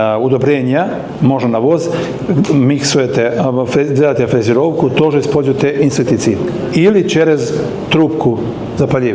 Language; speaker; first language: Russian; non-native, learner; Serbian